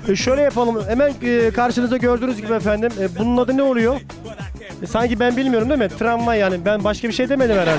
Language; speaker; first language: Turkish; native; Turkish